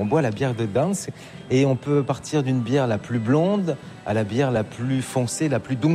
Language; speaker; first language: French; native; French